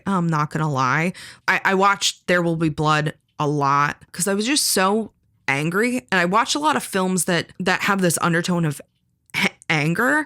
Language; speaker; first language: English; native; English